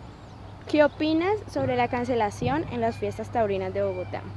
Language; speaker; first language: Spanish; native; Spanish